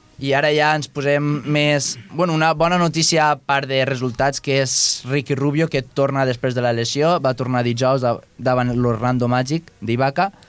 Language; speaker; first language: Catalan; native; Catalan